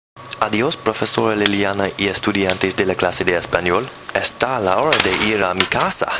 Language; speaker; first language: Spanish; non-native, learner; English